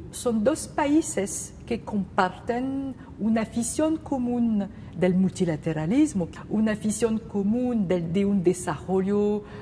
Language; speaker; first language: Spanish; non-native, fluent; French